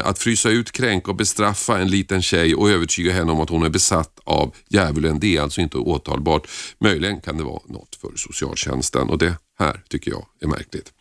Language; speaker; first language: Swedish; native; Swedish